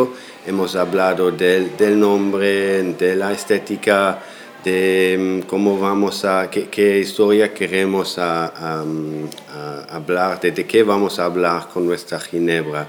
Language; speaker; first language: Spanish; non-native, fluent; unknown